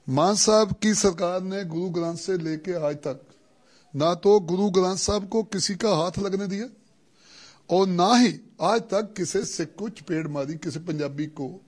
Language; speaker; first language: Hindi; non-native, local second language; Punjabi